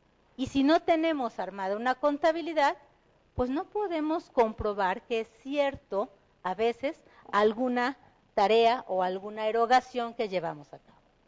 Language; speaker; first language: Spanish; native; Spanish